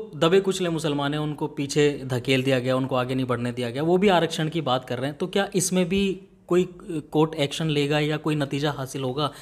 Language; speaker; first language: Hindi; native; Hindi